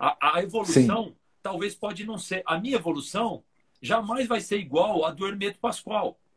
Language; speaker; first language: Portuguese; native; Portuguese